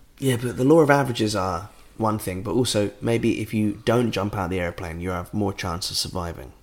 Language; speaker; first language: English; native; English